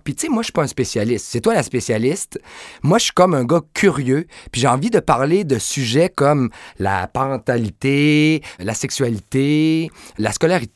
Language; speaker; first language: French; native; French